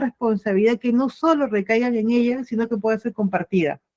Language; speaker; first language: Spanish; native; Spanish